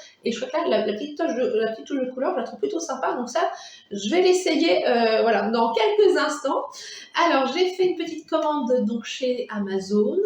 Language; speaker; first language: French; native; French